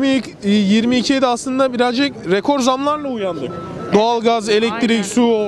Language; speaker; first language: Turkish; native; Turkish